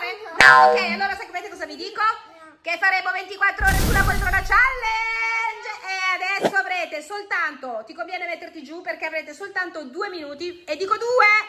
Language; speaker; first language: Italian; native; Italian